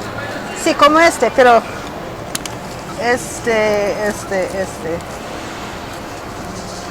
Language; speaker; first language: Spanish; non-native, learner; English